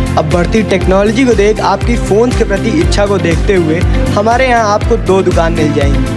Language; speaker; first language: Hindi; native; Hindi